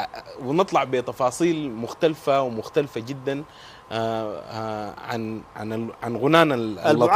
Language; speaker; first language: Arabic; native; Arabic